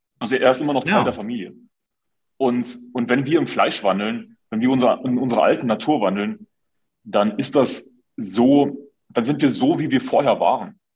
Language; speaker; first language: German; native; German